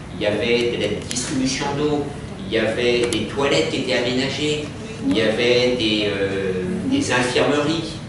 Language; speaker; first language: French; native; French